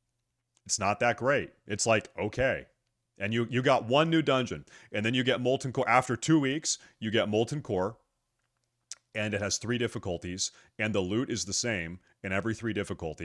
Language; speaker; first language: English; native; English